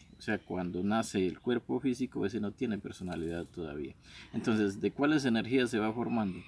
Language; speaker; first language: Spanish; native; Spanish